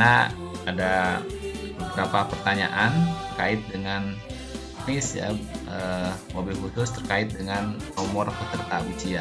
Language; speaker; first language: Indonesian; native; Indonesian